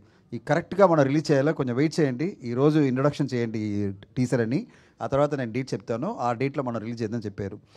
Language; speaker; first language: Telugu; non-native, fluent; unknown